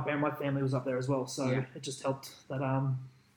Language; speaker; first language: English; native; English